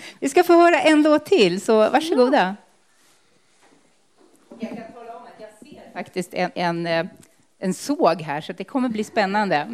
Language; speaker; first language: Swedish; native; Swedish